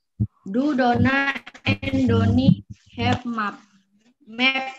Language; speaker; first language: English; non-native, learner; Indonesian